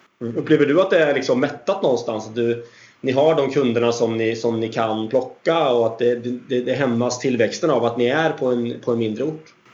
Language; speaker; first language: Swedish; native; Swedish